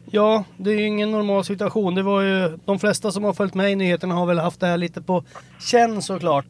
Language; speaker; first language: Swedish; native; Swedish